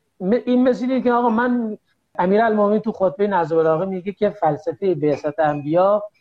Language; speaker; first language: Persian; native; Persian